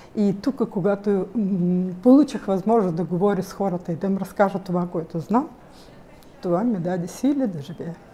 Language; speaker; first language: Bulgarian; early bilingual, heritage; Bulgarian